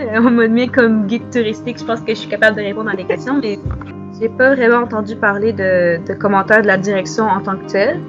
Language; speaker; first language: French; early bilingual, other home language; Arabic